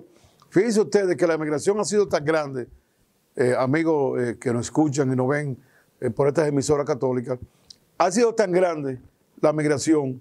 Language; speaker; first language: Spanish; native; Spanish